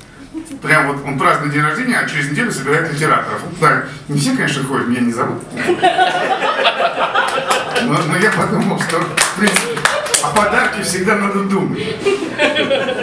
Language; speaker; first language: Russian; native; Russian